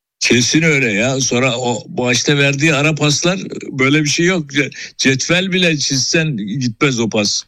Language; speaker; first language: Turkish; native; Turkish